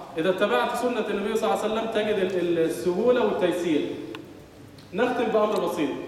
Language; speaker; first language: Arabic; native; Arabic